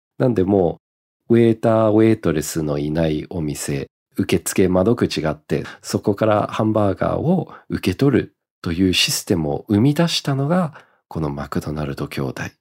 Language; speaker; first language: Japanese; early bilingual, heritage; Japanese